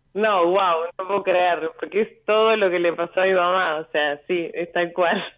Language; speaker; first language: Spanish; native; Spanish